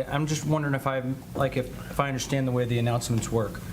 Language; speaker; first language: English; native; English